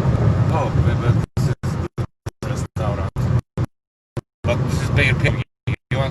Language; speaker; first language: English; non-native, learner; Polish